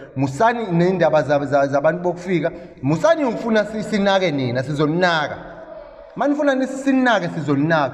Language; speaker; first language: Zulu; native; Zulu